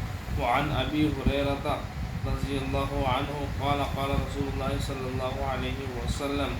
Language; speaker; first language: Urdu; native; Urdu